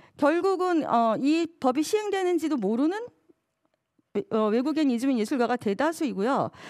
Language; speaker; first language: Korean; native; Korean